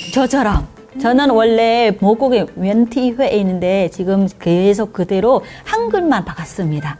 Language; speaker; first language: Korean; non-native, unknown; Vietnamese